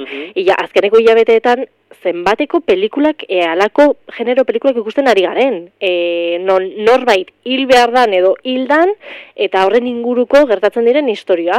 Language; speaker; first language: Basque; native; Basque